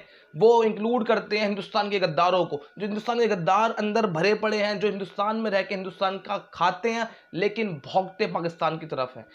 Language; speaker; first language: Hindi; native; Hindi